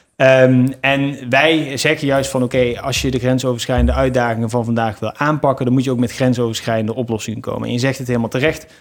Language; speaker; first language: Dutch; native; Dutch